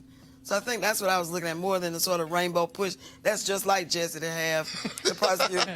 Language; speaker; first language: English; native; English